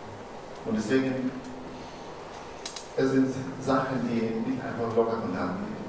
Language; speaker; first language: German; non-native, fluent; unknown